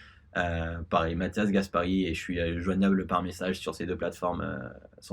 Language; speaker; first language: French; early bilingual, other home language; Spanish